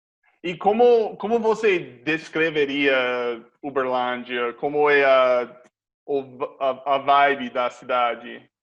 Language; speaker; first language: Portuguese; non-native, fluent; English